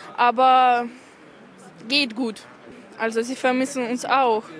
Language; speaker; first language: German; non-native, fluent; Ukrainian